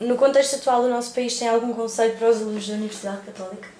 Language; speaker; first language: Portuguese; native; Portuguese